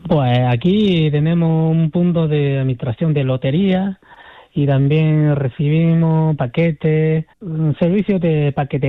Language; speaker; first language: Spanish; non-native, fluent; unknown